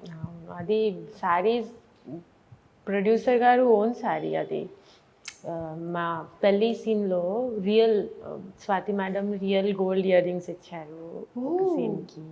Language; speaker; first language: Telugu; non-native, fluent; Bangla